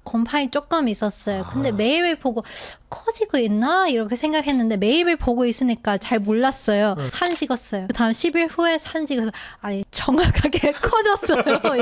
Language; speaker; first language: Korean; non-native, fluent; English